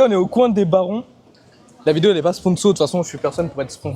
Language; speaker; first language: French; native; French